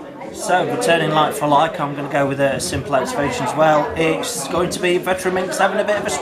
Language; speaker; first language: English; native; English